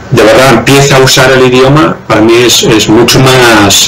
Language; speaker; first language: Spanish; non-native, fluent; Dutch